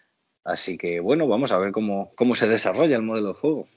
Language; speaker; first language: Spanish; native; Spanish